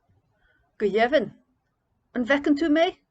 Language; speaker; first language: Irish; non-native, learner; English